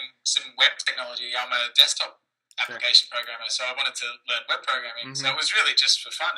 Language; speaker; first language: English; native; English